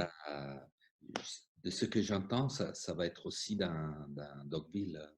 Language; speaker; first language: French; non-native, fluent; Italian